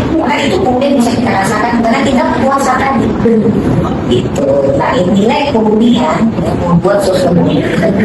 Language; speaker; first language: Indonesian; native; Indonesian